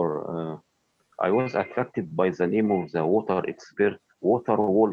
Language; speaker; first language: English; non-native, fluent; Arabic